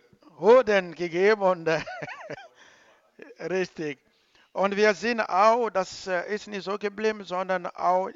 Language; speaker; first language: German; non-native, learner; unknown